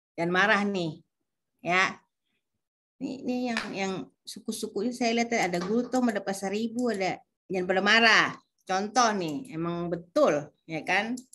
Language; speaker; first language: Indonesian; native; Indonesian